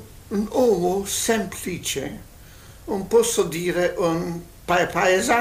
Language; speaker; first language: Italian; non-native, learner; Hungarian